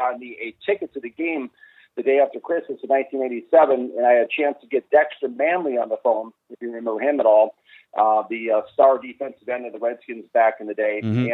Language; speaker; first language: English; native; English